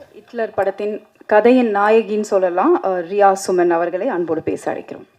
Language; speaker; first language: Tamil; native; Tamil